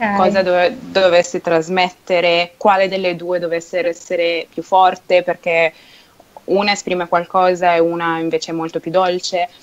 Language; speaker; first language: Italian; native; Italian